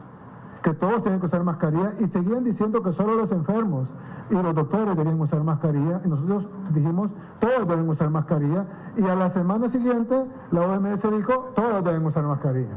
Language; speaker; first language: Spanish; native; Spanish